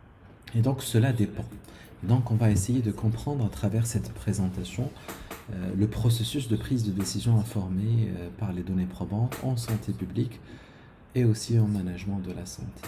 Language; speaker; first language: French; non-native, local second language; Arabic